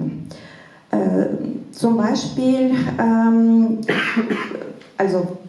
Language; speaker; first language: German; non-native, fluent; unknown